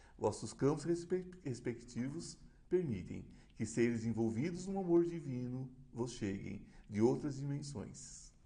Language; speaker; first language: Portuguese; native; Portuguese